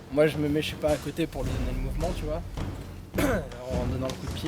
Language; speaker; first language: French; native; French